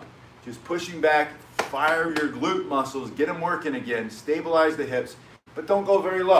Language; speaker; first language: English; native; English